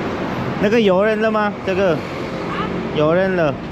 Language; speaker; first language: Chinese; non-native, learner; Filipino